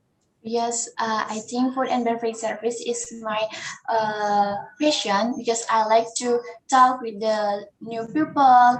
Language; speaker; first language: English; non-native, learner; Indonesian